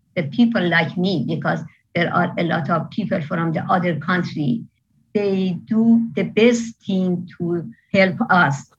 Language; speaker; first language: English; non-native, fluent; Persian